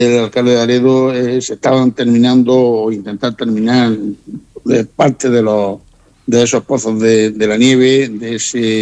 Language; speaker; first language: Spanish; native; Spanish